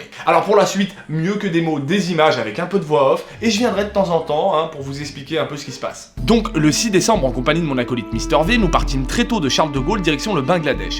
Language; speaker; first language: French; native; French